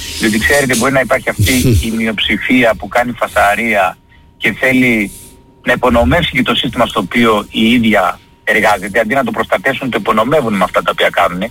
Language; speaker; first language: Greek; native; Greek